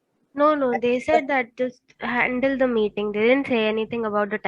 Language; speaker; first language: English; non-native, learner; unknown